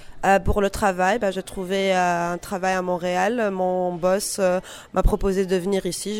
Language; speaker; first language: French; non-native, local second language; Arabic